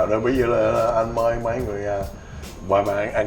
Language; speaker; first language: Vietnamese; early bilingual, heritage; Vietnamese